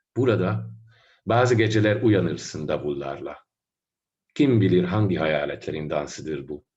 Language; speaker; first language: Turkish; non-native, fluent; Hungarian